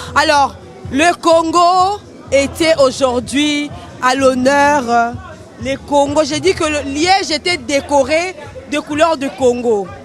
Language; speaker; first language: French; non-native, local second language; Lingala